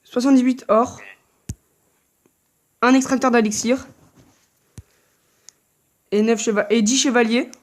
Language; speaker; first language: French; native; French